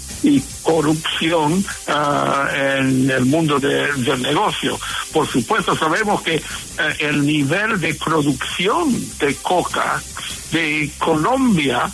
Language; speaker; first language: Spanish; non-native, fluent; English